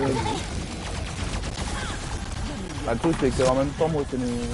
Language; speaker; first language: French; native; French